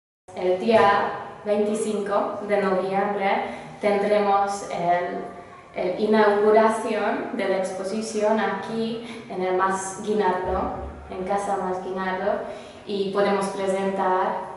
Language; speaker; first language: Spanish; non-native, fluent; Hungarian